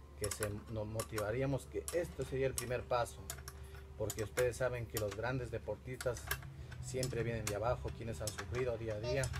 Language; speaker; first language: Spanish; native; Spanish